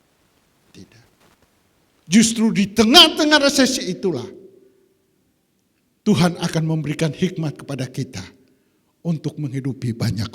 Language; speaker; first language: Indonesian; native; Indonesian